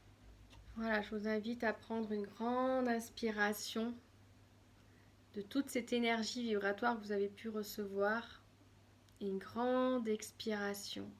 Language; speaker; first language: French; native; French